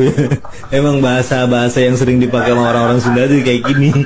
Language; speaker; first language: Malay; non-native, local second language; Sundanese